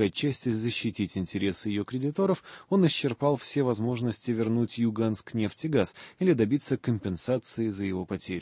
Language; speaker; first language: Russian; native; Russian